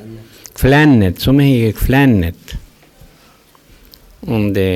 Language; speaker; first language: German; early bilingual, heritage; German